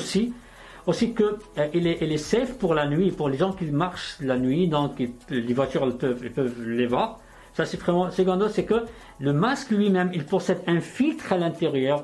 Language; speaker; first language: French; non-native, local second language; Arabic